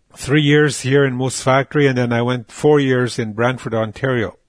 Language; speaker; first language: English; non-native, fluent; Cree